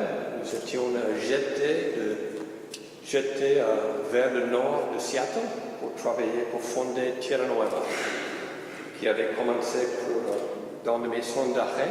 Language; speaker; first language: French; non-native, fluent; English